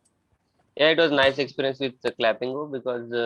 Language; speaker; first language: English; non-native, local second language; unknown